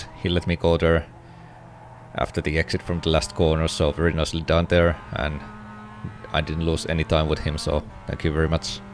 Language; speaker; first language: English; non-native, fluent; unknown